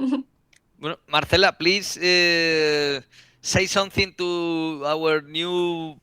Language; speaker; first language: English; non-native, learner; Spanish